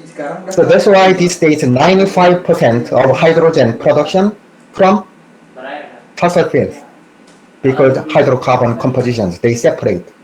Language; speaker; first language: English; non-native, fluent; Korean